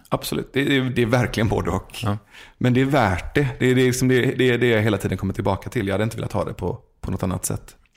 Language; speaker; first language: Swedish; early bilingual, other home language; Persian